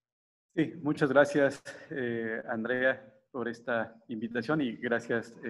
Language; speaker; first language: Spanish; native; Spanish